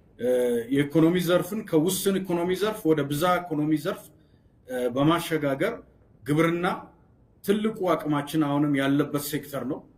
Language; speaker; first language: Amharic; non-native, local second language; Oromo